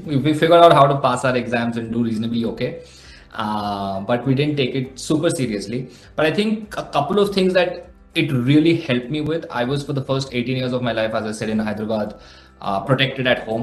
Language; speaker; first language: English; non-native, local second language; Telugu